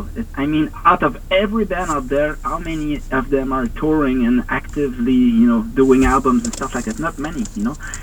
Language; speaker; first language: English; native; English